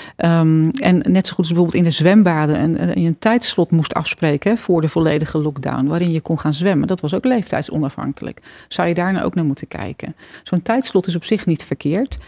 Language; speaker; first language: Dutch; native; Dutch